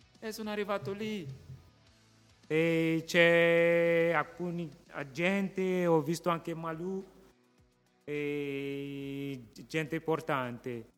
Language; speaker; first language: Italian; non-native, local second language; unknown